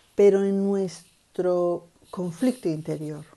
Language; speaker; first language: Spanish; native; Spanish